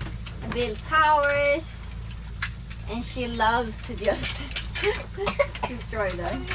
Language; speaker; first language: English; non-native, fluent; Swedish